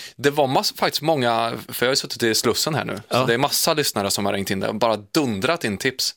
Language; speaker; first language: Swedish; native; Swedish